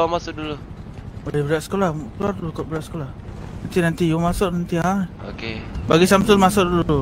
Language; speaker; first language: Malay; native; Malay